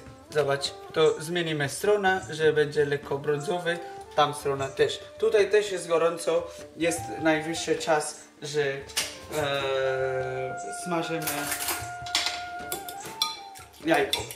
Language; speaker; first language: Polish; non-native, learner; Bangla